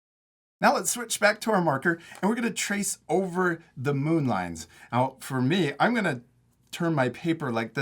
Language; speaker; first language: English; native; English